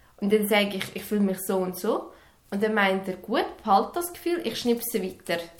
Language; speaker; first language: German; early bilingual, other home language; Serbian